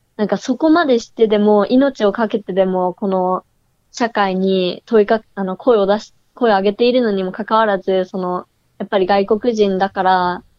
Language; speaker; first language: Japanese; native; Japanese